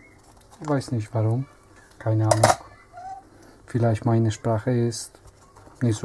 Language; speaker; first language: German; non-native, learner; Polish